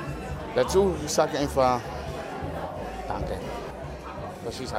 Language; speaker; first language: German; non-native, learner; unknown